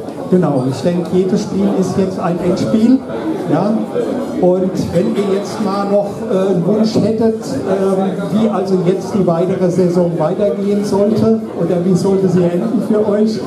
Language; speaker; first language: German; native; German